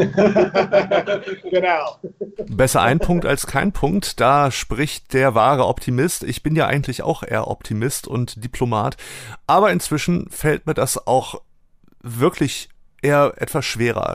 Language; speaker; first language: German; native; German